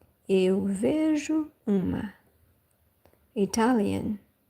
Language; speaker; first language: Portuguese; non-native, fluent; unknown